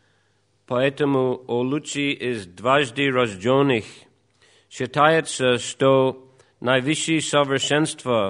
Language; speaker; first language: Russian; non-native, fluent; English